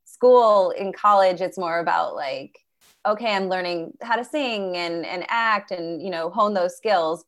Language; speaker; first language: English; native; English